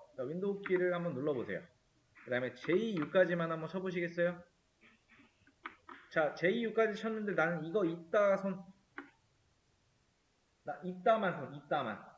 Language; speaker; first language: Korean; native; Korean